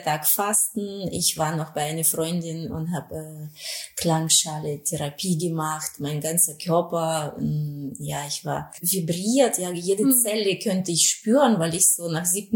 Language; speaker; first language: German; non-native, fluent; Russian